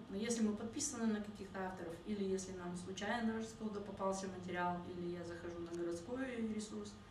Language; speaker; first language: Russian; native; Russian